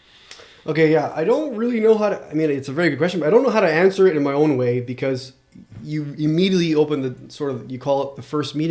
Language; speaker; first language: English; non-native, local second language; French